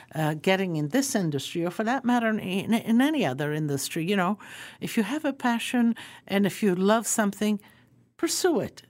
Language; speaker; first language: English; early bilingual, other home language; Croatian